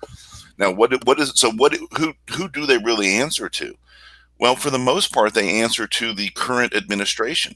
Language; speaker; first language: English; native; English